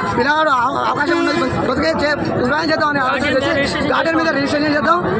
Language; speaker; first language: Telugu; non-native, local second language; Lambadi